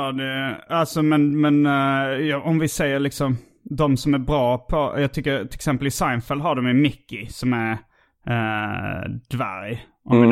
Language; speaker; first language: Swedish; native; Swedish